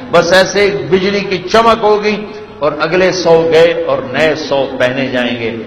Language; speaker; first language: Urdu; non-native, local second language; Punjabi